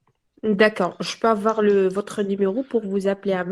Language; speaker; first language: French; non-native, local second language; Arabic